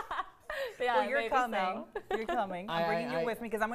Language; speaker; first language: English; native; English